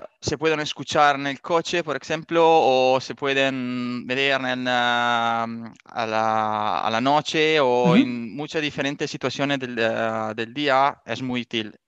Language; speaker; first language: Spanish; non-native, learner; Italian